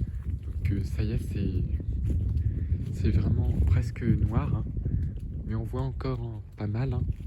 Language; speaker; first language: French; native; French